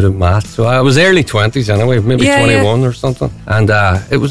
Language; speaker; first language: English; native; English